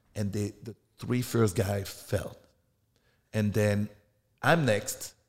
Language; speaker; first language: English; non-native, fluent; French